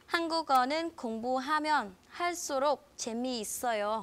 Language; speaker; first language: Korean; non-native, fluent; Vietnamese